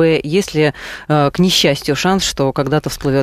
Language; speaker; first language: Russian; native; Russian